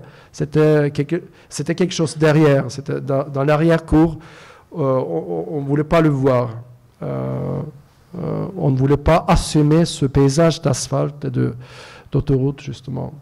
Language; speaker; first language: French; non-native, fluent; Norwegian